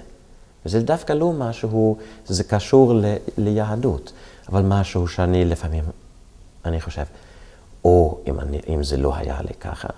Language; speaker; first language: Hebrew; non-native, fluent; Swedish